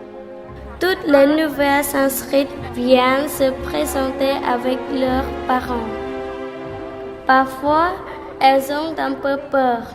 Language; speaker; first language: French; non-native, learner; Khmer